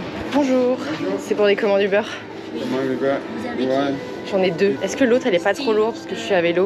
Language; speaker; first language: French; native; French